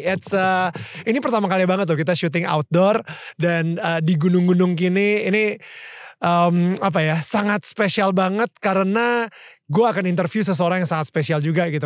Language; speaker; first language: Indonesian; native; Indonesian